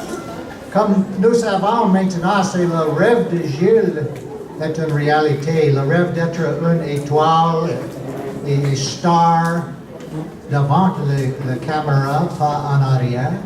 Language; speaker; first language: French; non-native, learner; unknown